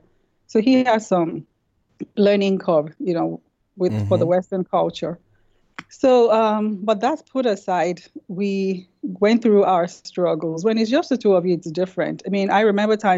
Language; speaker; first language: English; non-native, local second language; Yoruba